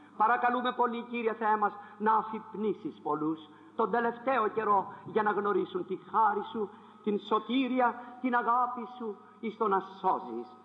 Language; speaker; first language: Greek; non-native, fluent; French